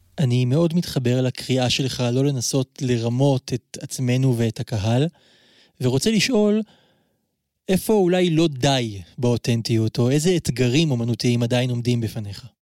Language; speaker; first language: Hebrew; native; Hebrew